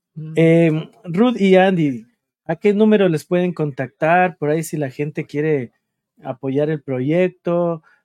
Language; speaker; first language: Spanish; native; Spanish